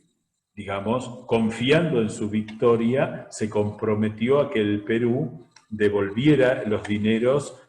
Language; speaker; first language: Spanish; native; Spanish